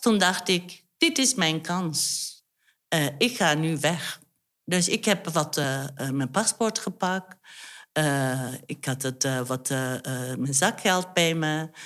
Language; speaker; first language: Dutch; non-native, fluent; Turkish